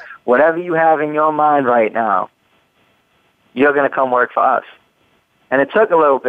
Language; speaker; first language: English; native; English